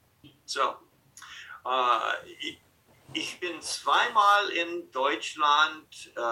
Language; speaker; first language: German; non-native, fluent; English